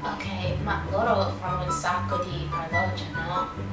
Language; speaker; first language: Italian; non-native, fluent; English